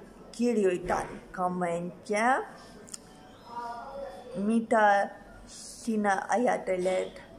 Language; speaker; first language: Finnish; non-native, learner; Russian